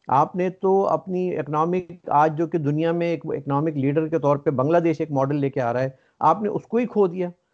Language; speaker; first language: Urdu; native; Urdu